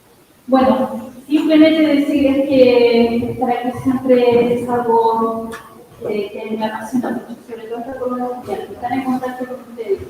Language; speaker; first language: Spanish; native; Spanish